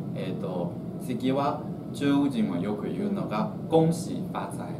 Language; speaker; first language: Japanese; non-native, fluent; Chinese